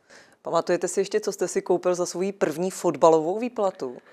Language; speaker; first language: Czech; native; Czech